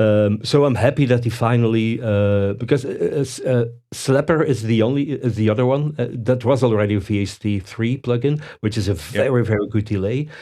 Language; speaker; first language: English; non-native, fluent; Dutch